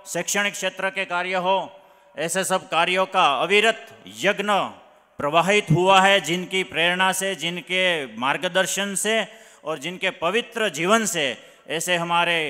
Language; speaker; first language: Hindi; non-native, local second language; Gujarati